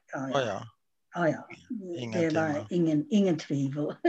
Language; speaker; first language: Swedish; non-native, fluent; English